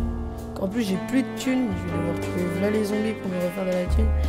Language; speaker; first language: French; native; French